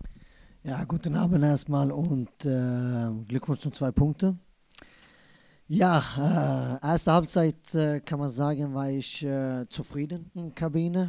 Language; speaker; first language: German; non-native, fluent; Swedish